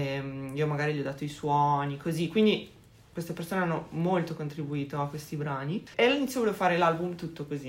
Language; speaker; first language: Italian; native; Italian